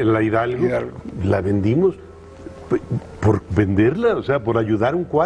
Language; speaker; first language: Spanish; native; Spanish